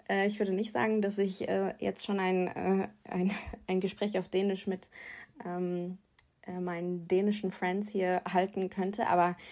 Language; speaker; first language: German; native; German